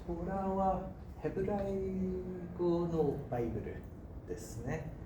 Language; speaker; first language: Japanese; non-native, learner; English